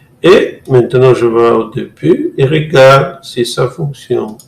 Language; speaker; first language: French; non-native, fluent; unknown